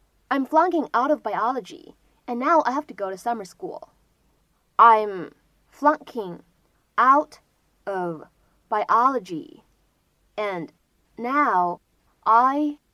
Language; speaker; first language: English; non-native, fluent; Chinese